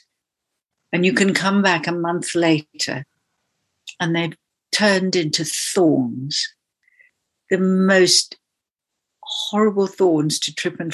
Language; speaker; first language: English; native; English